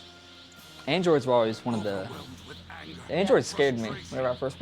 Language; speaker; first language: English; native; English